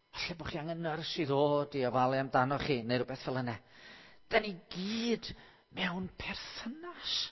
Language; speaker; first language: Welsh; native; Welsh